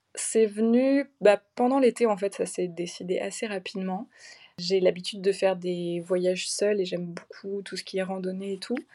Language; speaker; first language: French; native; French